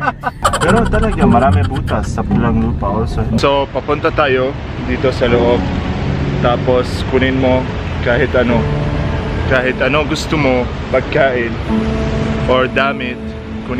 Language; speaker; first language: Filipino; non-native, learner; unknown